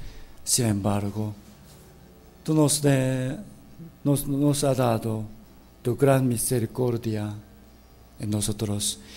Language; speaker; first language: Spanish; non-native, fluent; Korean